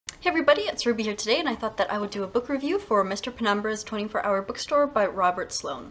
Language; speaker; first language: English; native; English